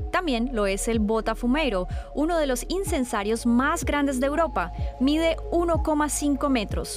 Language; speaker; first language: Spanish; native; Spanish